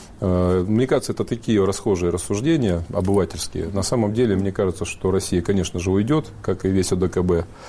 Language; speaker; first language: Russian; native; Russian